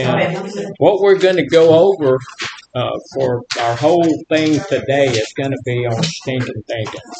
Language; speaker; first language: English; native; English